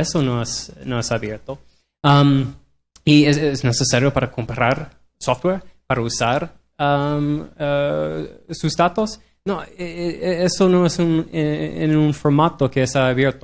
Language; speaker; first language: Spanish; non-native, learner; English